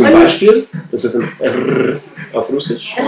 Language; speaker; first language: German; non-native, fluent; English